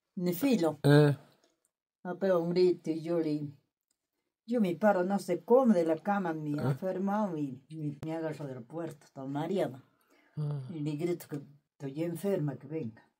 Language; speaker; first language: Spanish; native; Spanish